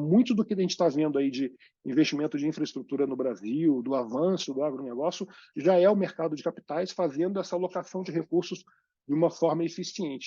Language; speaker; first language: Portuguese; native; Portuguese